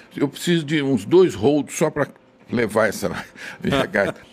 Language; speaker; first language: Portuguese; native; Portuguese